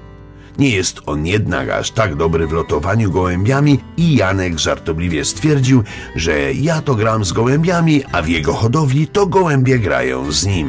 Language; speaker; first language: Polish; native; Polish